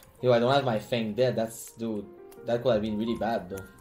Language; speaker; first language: English; non-native, fluent; French